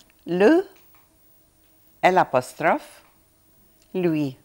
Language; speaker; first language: French; non-native, fluent; Arabic